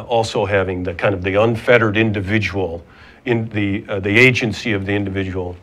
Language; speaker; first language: English; native; English